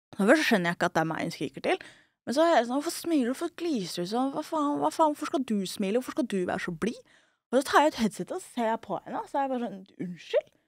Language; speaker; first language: Norwegian; early bilingual, other home language; Somali